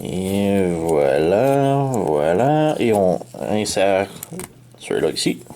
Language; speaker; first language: French; native; French